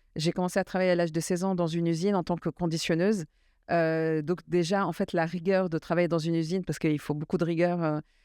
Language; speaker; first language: French; early bilingual, other home language; Arabic